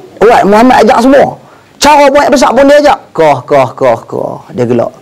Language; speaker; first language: Malay; native; Malay